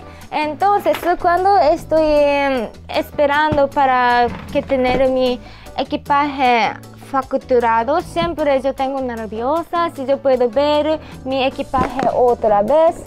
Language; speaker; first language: Spanish; non-native, learner; Japanese